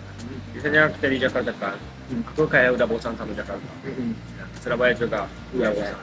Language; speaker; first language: Indonesian; non-native, fluent; Japanese